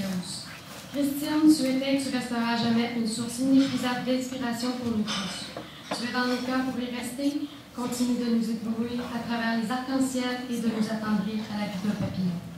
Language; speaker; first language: French; native; French